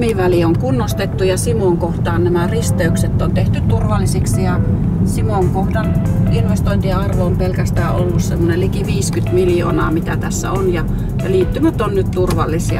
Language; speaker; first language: Finnish; native; Finnish